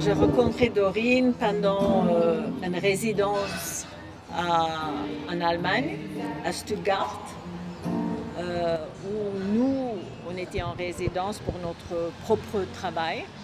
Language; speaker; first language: French; non-native, fluent; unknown